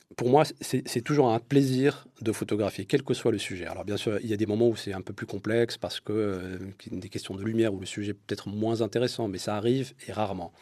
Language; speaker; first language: French; non-native, local second language; Arabic